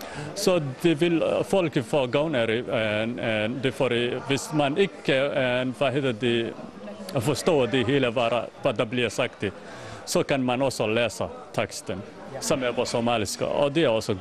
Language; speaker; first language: Danish; non-native, fluent; Somali